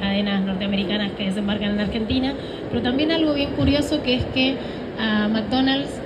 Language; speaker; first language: Spanish; native; Spanish